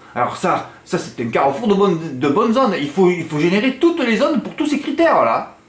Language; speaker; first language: French; native; French